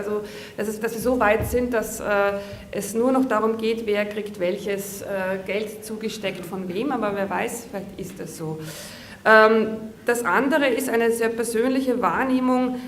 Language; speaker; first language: German; native; German